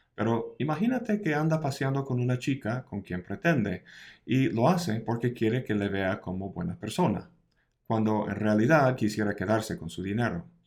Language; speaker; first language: Spanish; non-native, fluent; English